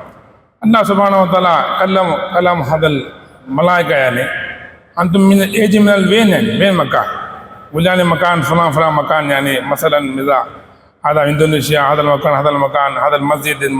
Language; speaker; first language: Arabic; non-native, learner; Indonesian